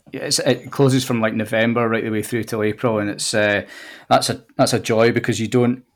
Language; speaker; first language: English; native; English